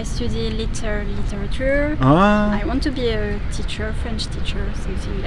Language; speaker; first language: English; non-native, fluent; French